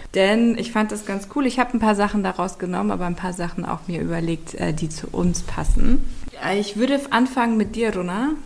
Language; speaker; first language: German; native; German